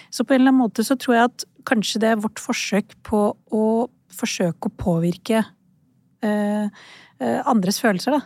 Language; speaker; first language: Norwegian; early bilingual, other home language; Urdu